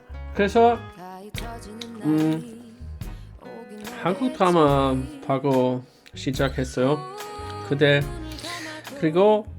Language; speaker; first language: Korean; non-native, learner; German